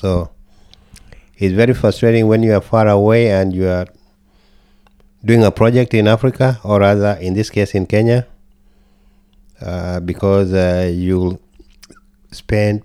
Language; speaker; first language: English; non-native, local second language; Gusii